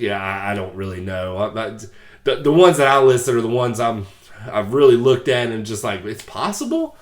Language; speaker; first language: English; native; English